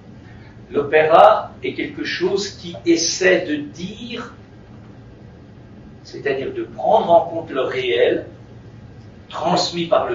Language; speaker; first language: French; native; French